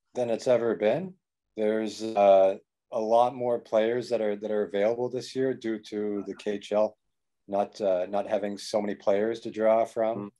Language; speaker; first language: English; native; English